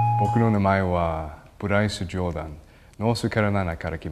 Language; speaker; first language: Japanese; non-native, learner; English